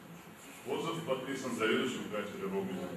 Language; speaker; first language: Russian; native; Russian